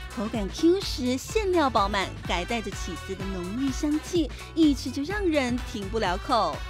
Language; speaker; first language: Chinese; native; Chinese